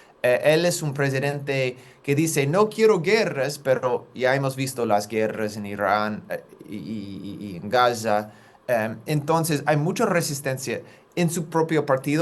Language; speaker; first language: Spanish; non-native, fluent; English